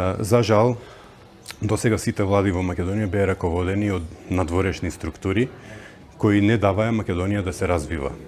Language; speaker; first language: Macedonian; early bilingual, heritage; Macedonian